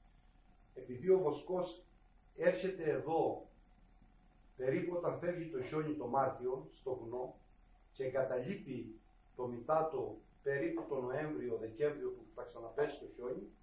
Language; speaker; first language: Greek; native; Greek